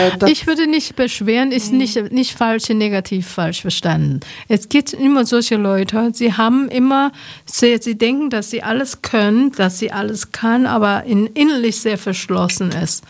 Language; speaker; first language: German; non-native, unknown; Chinese